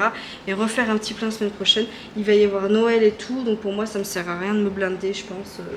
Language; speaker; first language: French; native; French